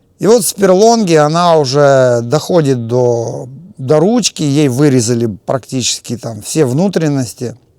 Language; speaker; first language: Russian; native; Russian